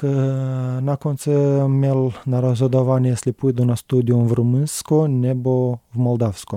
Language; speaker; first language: Czech; non-native, learner; Romanian